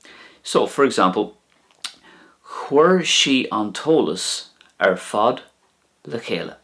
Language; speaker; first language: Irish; non-native, local second language; English